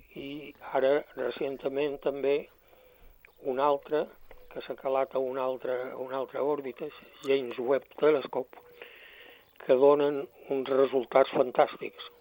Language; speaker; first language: Catalan; native; Catalan